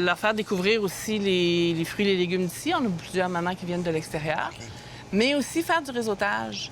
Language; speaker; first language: French; native; French